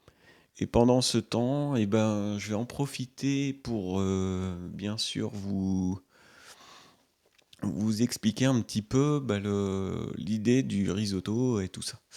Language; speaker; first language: French; native; French